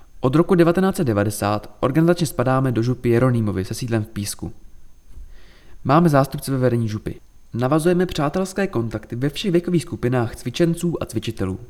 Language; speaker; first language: Czech; native; Czech